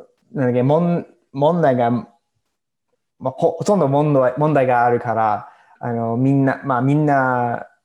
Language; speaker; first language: Japanese; non-native, learner; English